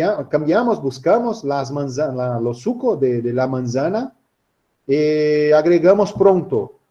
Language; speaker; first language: Spanish; non-native, learner; Portuguese